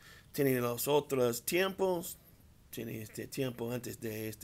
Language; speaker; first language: Spanish; non-native, learner; English